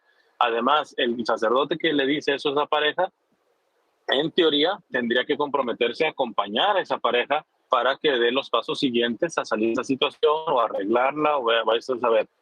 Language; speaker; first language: Spanish; native; Spanish